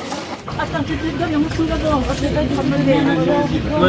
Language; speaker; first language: French; non-native, fluent; Thai